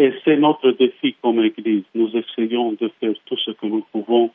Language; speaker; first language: French; non-native, fluent; Arabic